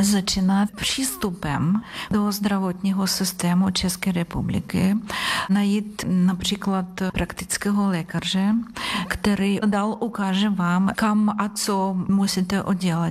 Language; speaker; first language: Czech; non-native, learner; Ukrainian